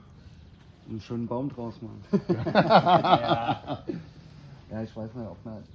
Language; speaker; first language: German; native; German